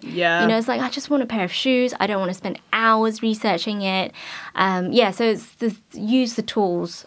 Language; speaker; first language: English; native; English